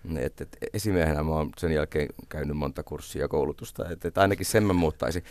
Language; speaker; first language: Finnish; native; Finnish